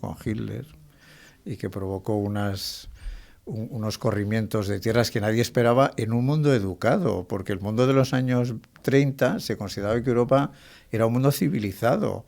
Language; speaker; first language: Spanish; native; Spanish